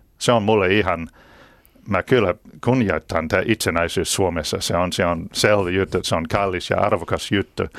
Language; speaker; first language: Finnish; non-native, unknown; English